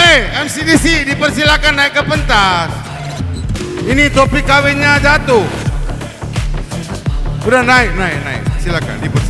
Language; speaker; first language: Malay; non-native, local second language; Tamil